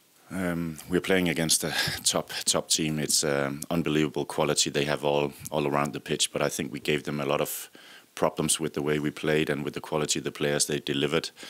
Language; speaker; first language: English; non-native, fluent; Danish